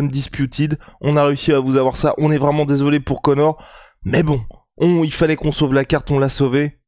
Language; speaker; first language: French; native; French